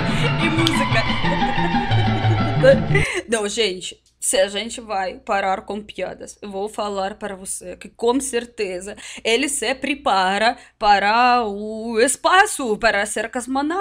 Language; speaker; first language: Portuguese; non-native, learner; Russian